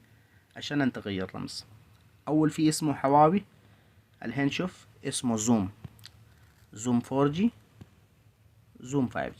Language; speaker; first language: Arabic; non-native, learner; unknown